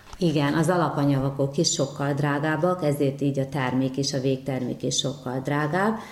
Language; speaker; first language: Hungarian; native; Hungarian